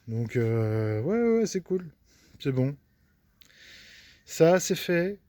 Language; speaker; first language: French; native; French